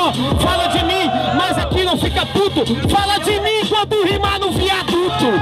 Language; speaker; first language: Portuguese; native; Portuguese